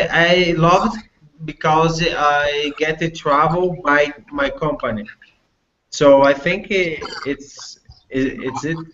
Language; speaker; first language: English; non-native, learner; Portuguese